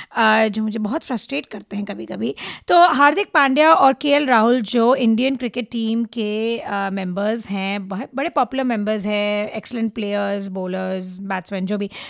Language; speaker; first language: Hindi; non-native, local second language; Marathi